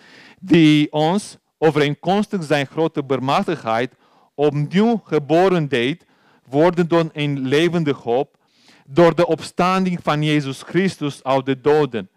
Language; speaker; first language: Dutch; non-native, learner; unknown